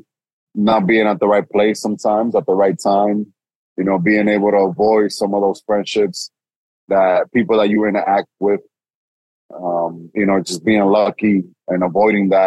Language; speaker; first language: English; early bilingual, other home language; Spanish